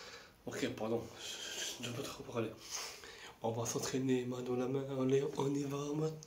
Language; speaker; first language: French; non-native, fluent; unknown